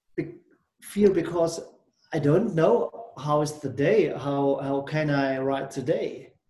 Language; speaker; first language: English; non-native, learner; German